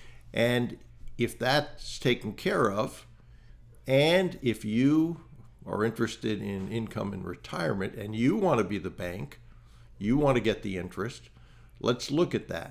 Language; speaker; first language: English; native; English